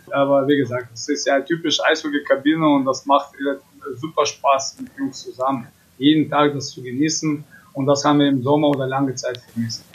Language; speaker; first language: German; non-native, fluent; Russian